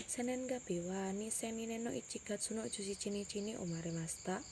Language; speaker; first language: Japanese; non-native, learner; Indonesian